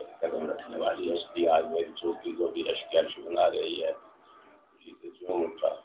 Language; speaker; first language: Urdu; non-native, local second language; Punjabi